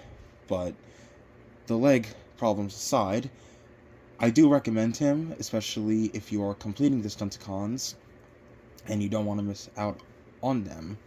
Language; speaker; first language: English; native; English